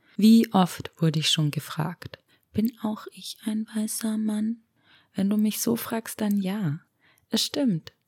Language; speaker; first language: German; early bilingual, other home language; Romanian